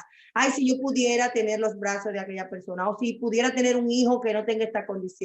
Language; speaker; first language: Spanish; native; Spanish